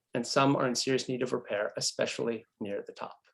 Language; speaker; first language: English; native; English